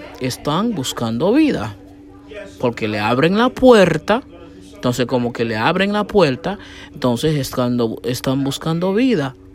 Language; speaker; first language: Spanish; non-native, fluent; Haitian Creole